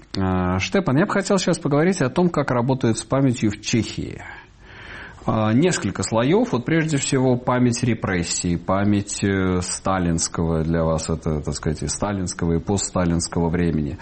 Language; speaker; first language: Russian; native; Russian